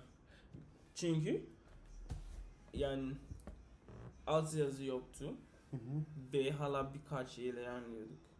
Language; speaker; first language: Turkish; non-native, fluent; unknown